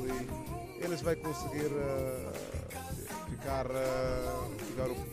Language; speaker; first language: Portuguese; non-native, learner; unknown